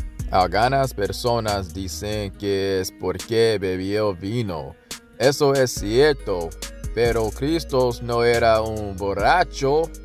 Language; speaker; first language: Spanish; non-native, learner; English